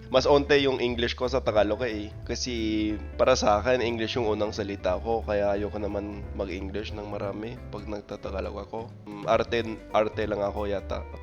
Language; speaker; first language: Filipino; non-native, fluent; English